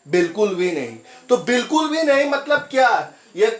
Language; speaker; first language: Hindi; non-native, local second language; Assamese